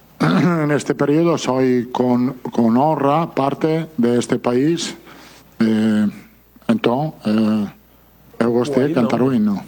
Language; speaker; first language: Portuguese; non-native, fluent; Italian